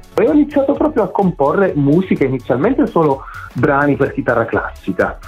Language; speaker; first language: Italian; native; Italian